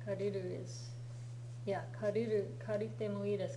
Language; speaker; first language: Japanese; non-native, fluent; English